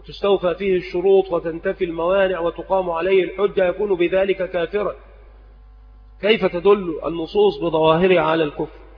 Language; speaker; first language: Arabic; native; Arabic